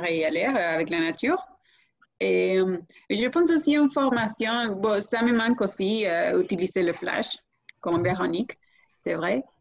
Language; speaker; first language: French; non-native, fluent; Spanish